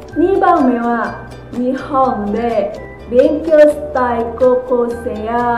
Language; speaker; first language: Japanese; non-native, fluent; Indonesian